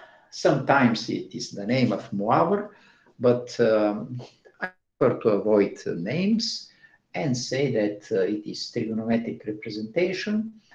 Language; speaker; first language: English; non-native, fluent; Bulgarian